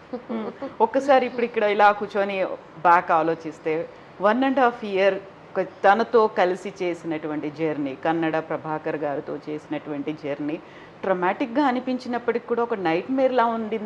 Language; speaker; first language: Telugu; native; Telugu